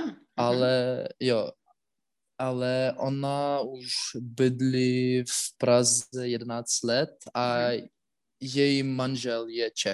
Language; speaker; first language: Czech; non-native, learner; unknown